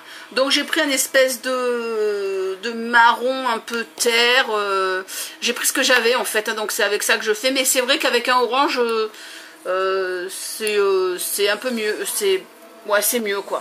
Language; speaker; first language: French; native; French